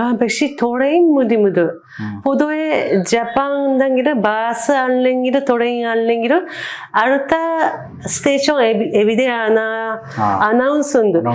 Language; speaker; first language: Malayalam; non-native, learner; Japanese